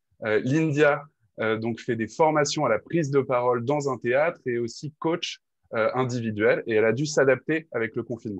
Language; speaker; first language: French; native; French